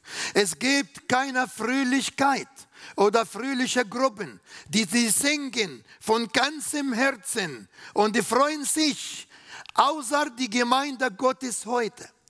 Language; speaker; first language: German; non-native, learner; Arabic